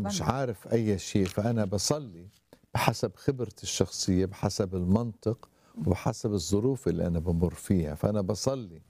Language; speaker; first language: Arabic; native; Arabic